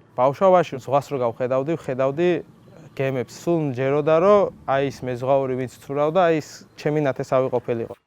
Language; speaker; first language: Georgian; native; Georgian